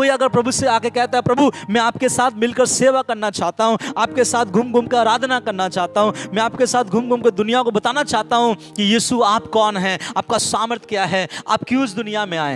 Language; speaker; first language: Hindi; non-native, local second language; Bangla